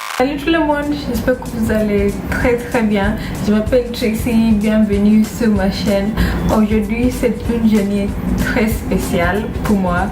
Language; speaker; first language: French; non-native, learner; Swahili